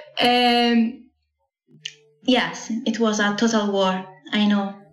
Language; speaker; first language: English; non-native, learner; Italian